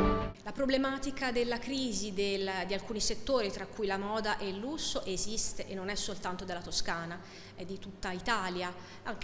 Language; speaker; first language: Italian; native; Italian